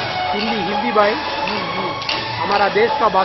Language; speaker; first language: Hindi; non-native, local second language; Tamil